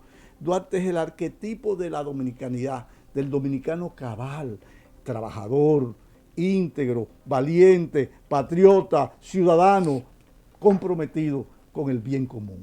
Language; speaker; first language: Spanish; native; Spanish